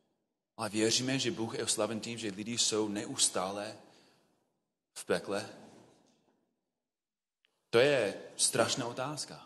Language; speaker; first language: Czech; non-native, fluent; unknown